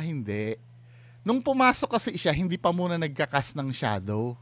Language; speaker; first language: Filipino; native; Filipino